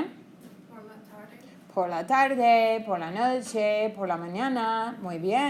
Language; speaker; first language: Spanish; non-native, fluent; English